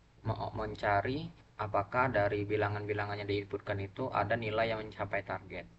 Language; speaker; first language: Indonesian; native; Indonesian